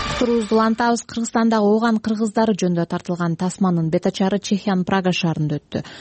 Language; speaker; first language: Kyrgyz; native; Kyrgyz